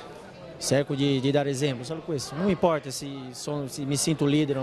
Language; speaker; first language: Italian; non-native, fluent; Portuguese